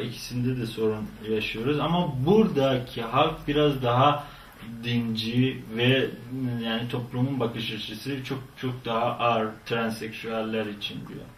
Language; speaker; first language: Turkish; non-native, fluent; Persian